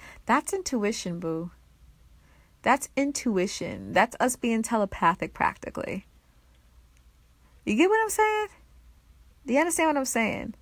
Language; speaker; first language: English; native; English